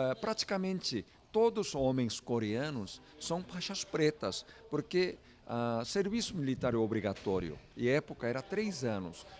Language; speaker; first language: Portuguese; non-native, fluent; Korean